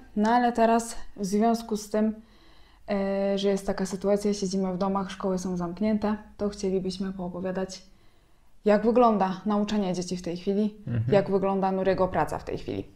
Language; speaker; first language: Polish; native; Polish